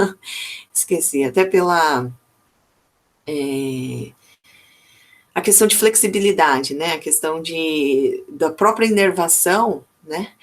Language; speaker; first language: Portuguese; native; Portuguese